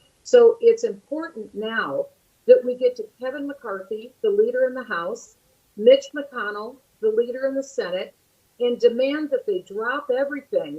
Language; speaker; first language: English; native; English